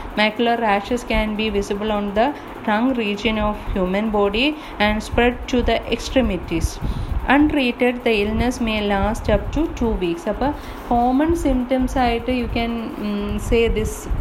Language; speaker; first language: English; non-native, local second language; Malayalam